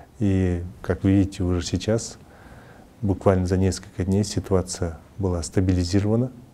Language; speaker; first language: Russian; non-native, local second language; Kazakh